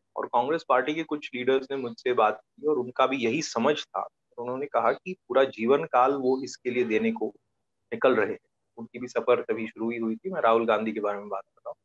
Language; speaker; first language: Hindi; non-native, local second language; Marathi